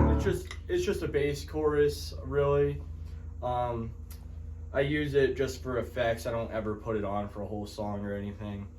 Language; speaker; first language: English; native; English